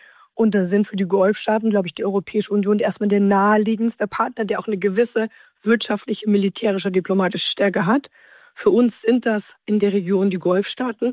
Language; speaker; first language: German; native; German